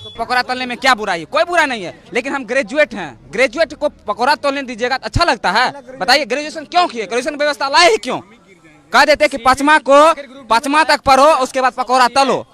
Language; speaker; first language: Hindi; native; Hindi